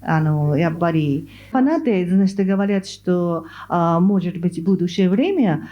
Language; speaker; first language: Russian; non-native, fluent; Japanese